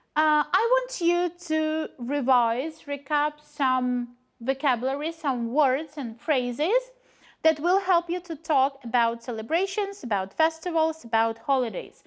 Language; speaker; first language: English; non-native, fluent; Ukrainian